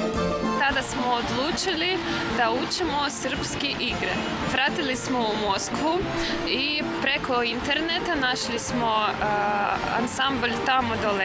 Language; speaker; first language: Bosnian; early bilingual, heritage; Russian